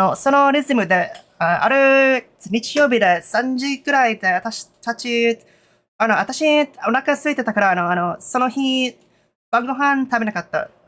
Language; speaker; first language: Japanese; non-native, learner; English